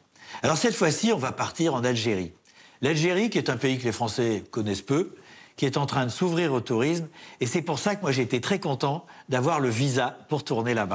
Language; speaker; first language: French; native; French